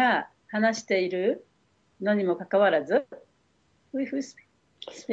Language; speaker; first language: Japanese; native; Japanese